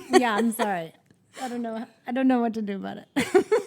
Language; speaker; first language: English; native; English